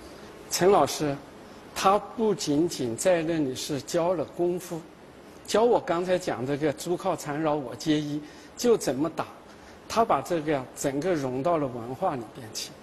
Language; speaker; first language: Chinese; native; Chinese